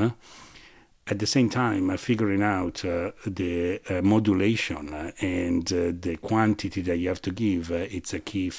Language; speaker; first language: English; non-native, fluent; Italian